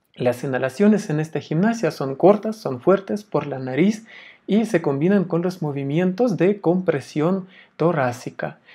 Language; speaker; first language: Spanish; non-native, fluent; Russian